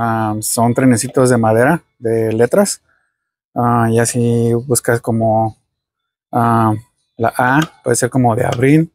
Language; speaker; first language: Spanish; early bilingual, heritage; Spanish